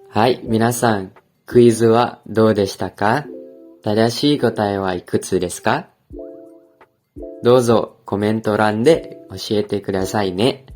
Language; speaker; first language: Japanese; non-native, learner; Indonesian